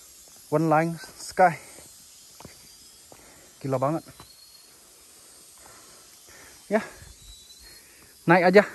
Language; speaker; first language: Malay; non-native, fluent; Chinese